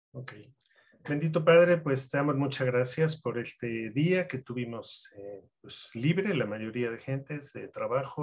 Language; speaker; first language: Spanish; native; Spanish